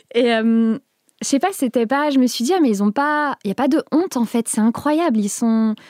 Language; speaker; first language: French; native; French